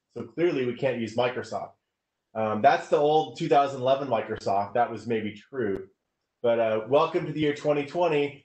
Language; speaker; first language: English; native; English